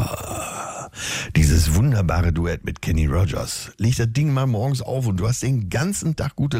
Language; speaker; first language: German; native; German